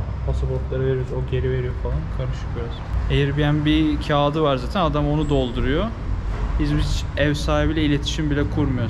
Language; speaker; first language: Turkish; native; Turkish